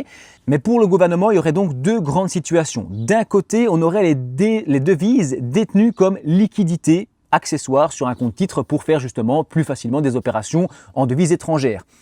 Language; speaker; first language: French; native; French